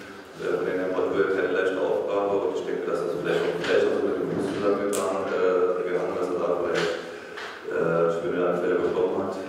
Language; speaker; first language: German; native; German